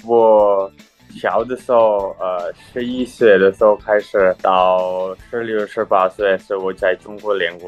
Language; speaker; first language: Chinese; non-native, fluent; Indonesian